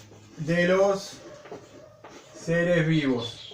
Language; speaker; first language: Spanish; native; Spanish